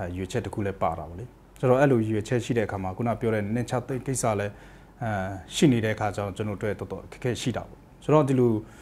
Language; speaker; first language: Burmese; non-native, local second language; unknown